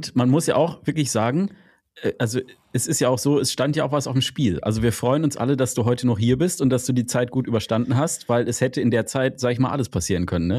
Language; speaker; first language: German; native; German